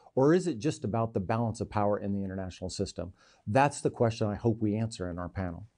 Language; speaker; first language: English; native; English